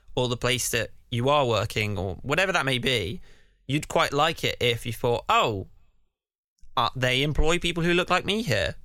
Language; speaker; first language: English; native; English